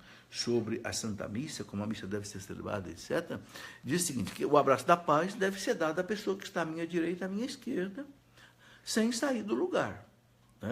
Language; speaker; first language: Portuguese; native; Portuguese